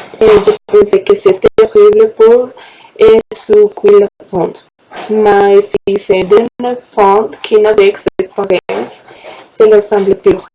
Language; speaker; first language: French; non-native, learner; Spanish